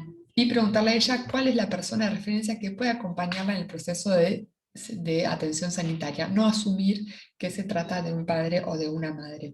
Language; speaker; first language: Spanish; native; Spanish